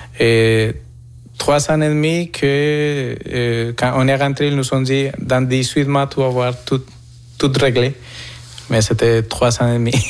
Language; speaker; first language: French; non-native, fluent; Spanish